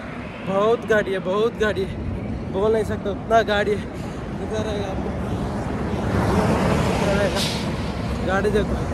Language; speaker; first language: Hindi; non-native, local second language; Kannada